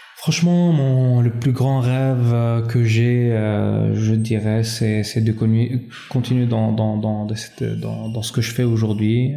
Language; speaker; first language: French; early bilingual, other home language; Albanian